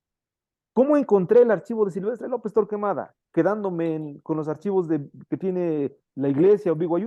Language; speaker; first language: Spanish; native; Spanish